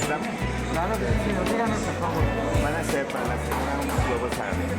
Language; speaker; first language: Spanish; native; Spanish